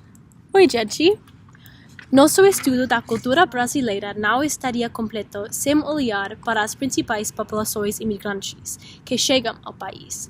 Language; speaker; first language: Portuguese; non-native, learner; English